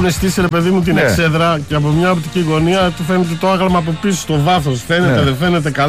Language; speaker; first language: Greek; native; Greek